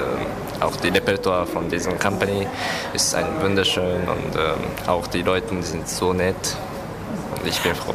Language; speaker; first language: German; non-native, learner; Japanese